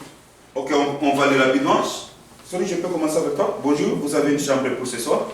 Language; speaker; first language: French; non-native, fluent; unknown